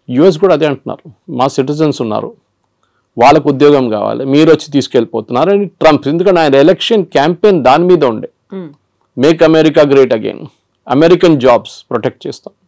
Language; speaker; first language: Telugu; non-native, local second language; Malayalam